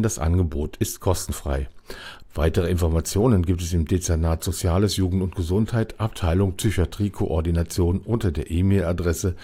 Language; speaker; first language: German; native; German